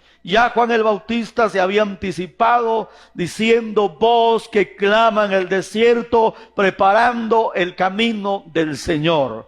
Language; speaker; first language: Spanish; native; Spanish